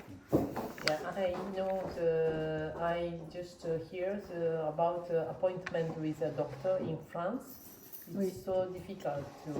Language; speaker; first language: English; non-native, learner; Japanese